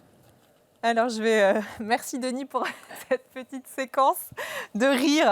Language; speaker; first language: French; native; French